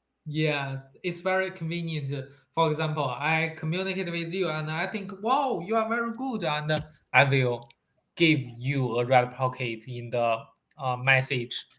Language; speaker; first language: English; non-native, learner; Chinese